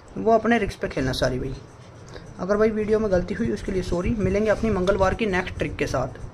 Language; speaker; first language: Hindi; native; Hindi